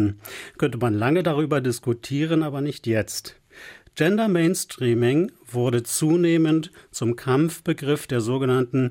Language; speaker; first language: German; native; German